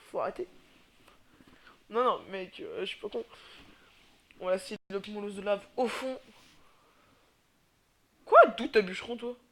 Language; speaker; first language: French; native; French